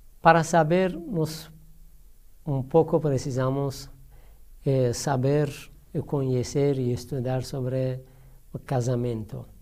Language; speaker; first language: Portuguese; non-native, learner; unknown